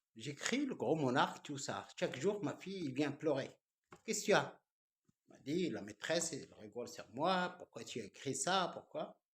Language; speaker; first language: French; non-native, local second language; Arabic